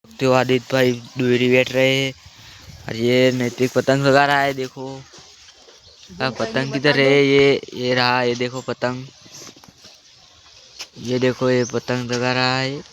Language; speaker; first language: Hindi; non-native, local second language; Gujarati